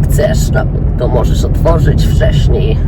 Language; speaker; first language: Polish; early bilingual, heritage; English